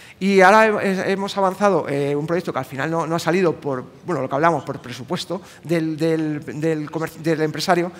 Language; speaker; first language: Spanish; native; Spanish